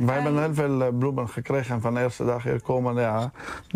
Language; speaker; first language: Dutch; non-native, learner; Arabic